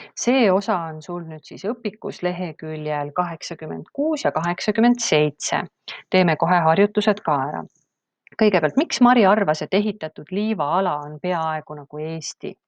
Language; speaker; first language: Estonian; native; Estonian